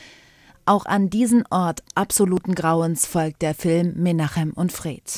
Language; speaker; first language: German; native; German